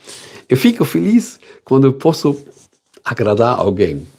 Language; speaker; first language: Portuguese; non-native, learner; German